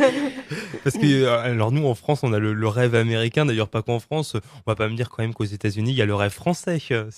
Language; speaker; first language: French; native; French